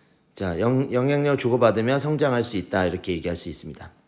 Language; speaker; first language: Korean; native; Korean